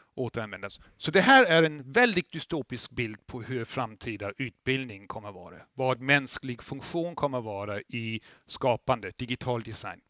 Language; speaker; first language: Swedish; non-native, fluent; German